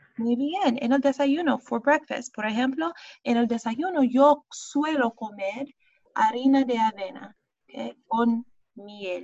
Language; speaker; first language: Spanish; non-native, fluent; English